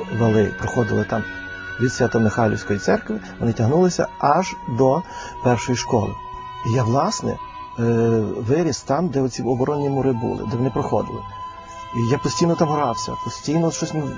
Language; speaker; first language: Ukrainian; native; Ukrainian